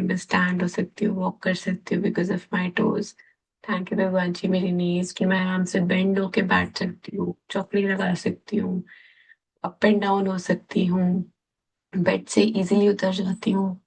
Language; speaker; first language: Hindi; native; Hindi